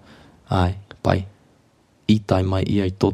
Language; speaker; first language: Māori; non-native, local second language; English